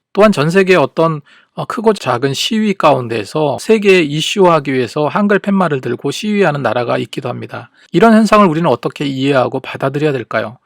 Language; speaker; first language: Korean; native; Korean